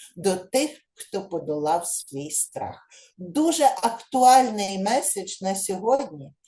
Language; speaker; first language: Ukrainian; native; Ukrainian